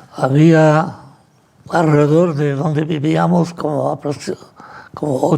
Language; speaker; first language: Spanish; non-native, fluent; Arabic